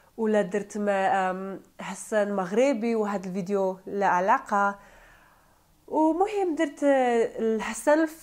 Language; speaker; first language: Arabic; non-native, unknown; Turkish